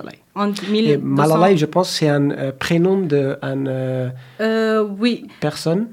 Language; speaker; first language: French; non-native, fluent; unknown